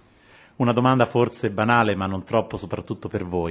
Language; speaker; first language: Italian; native; Italian